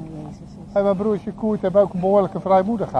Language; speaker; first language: Dutch; native; Dutch